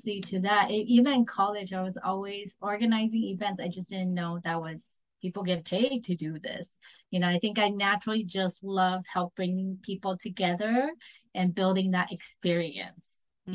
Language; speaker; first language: English; early bilingual, other home language; Chinese